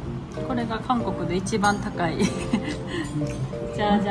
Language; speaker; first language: Japanese; non-native, fluent; Korean